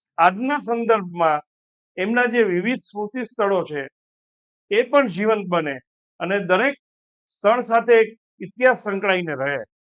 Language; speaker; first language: Gujarati; native; Gujarati